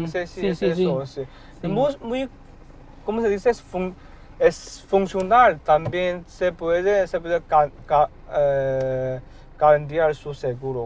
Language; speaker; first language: Spanish; non-native, learner; Chinese